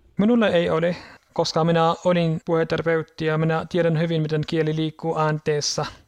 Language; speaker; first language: Finnish; non-native, learner; Arabic